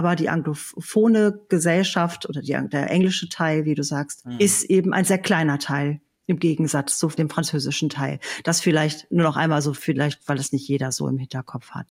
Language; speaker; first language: German; native; German